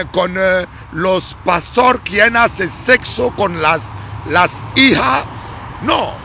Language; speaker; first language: Spanish; non-native, learner; Lingala